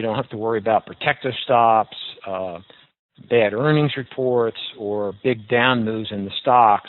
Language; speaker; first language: English; native; English